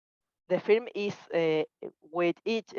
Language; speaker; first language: English; non-native, learner; Spanish